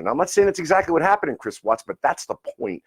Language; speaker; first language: English; native; English